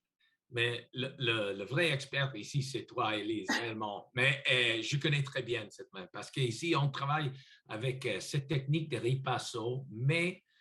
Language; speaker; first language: French; non-native, learner; English